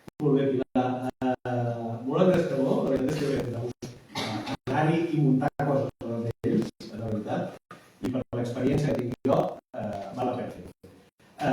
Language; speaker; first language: Catalan; native; Catalan